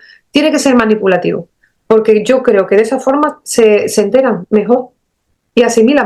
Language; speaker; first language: Spanish; native; Spanish